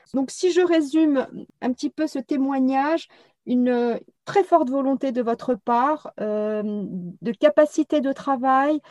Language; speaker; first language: French; native; French